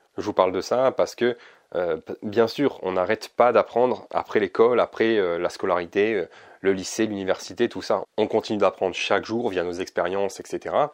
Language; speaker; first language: French; native; French